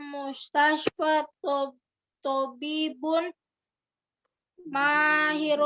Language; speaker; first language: Arabic; non-native, learner; Indonesian